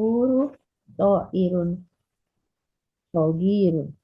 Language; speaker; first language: Arabic; non-native, learner; Indonesian